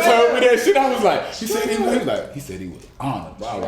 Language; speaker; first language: English; native; English